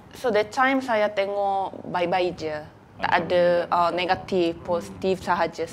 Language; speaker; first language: Malay; non-native, learner; Korean